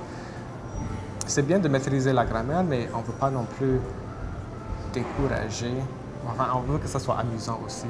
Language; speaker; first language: French; non-native, local second language; English